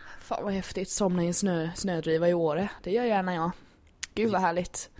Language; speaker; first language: Swedish; native; Swedish